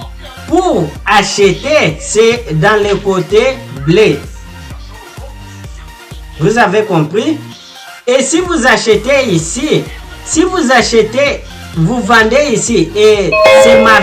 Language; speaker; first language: French; non-native, fluent; Portuguese